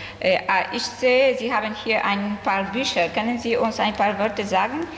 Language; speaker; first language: German; non-native, learner; Polish